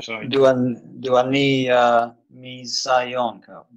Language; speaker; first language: Thai; non-native, learner; English